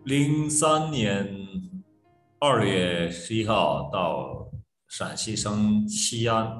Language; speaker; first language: Chinese; non-native, fluent; Korean